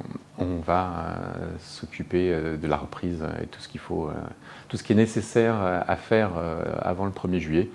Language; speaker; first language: French; native; French